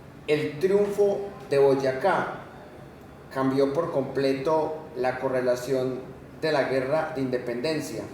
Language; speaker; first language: Spanish; native; Spanish